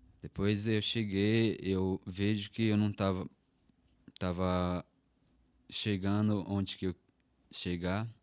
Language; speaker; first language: Portuguese; non-native, local second language; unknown